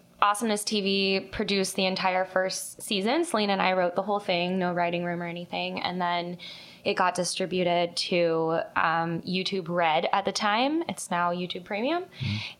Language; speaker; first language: English; native; English